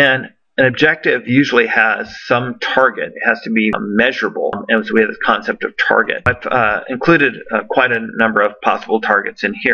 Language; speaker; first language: English; native; English